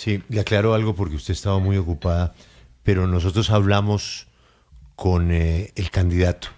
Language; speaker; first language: Spanish; native; Spanish